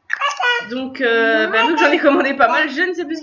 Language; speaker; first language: French; native; French